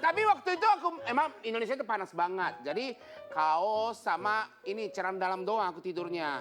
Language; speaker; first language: Indonesian; non-native, fluent; Japanese